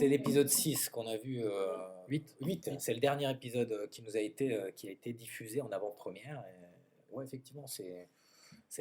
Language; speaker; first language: French; native; French